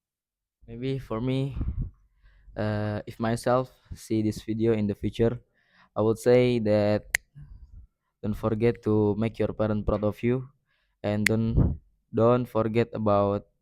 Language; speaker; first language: English; non-native, learner; Indonesian